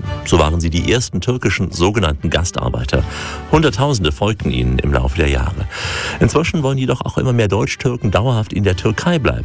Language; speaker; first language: German; native; German